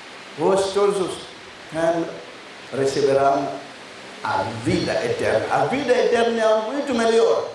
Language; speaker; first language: Portuguese; non-native, learner; Lingala